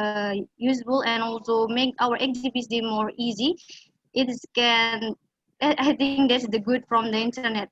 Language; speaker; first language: English; non-native, learner; Indonesian